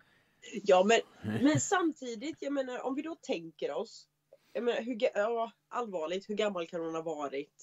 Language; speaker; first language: Swedish; native; Swedish